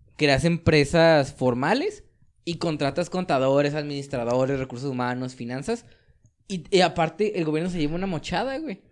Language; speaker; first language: Spanish; native; Spanish